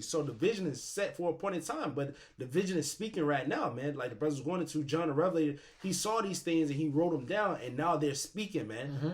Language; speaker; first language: English; native; English